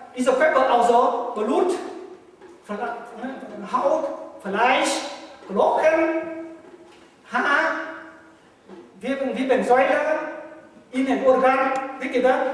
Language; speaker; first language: German; non-native, learner; Vietnamese